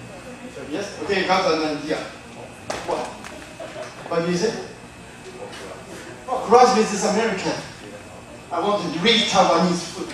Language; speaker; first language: English; non-native, fluent; French